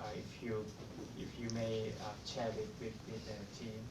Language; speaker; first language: English; non-native, fluent; Thai